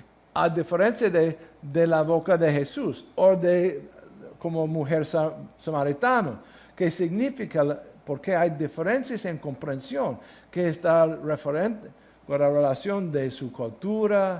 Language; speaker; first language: Spanish; non-native, learner; English